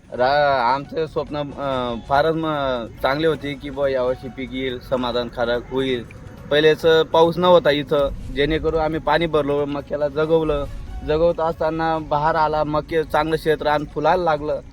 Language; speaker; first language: Marathi; native; Marathi